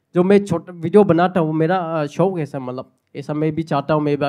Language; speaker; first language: Hindi; non-native, local second language; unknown